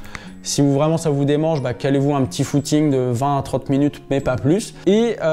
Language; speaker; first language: French; native; French